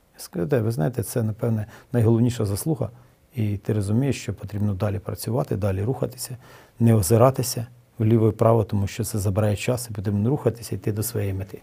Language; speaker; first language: Ukrainian; native; Ukrainian